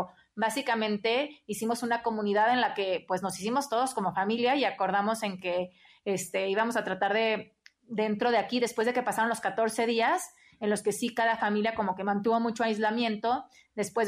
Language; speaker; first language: Spanish; native; Spanish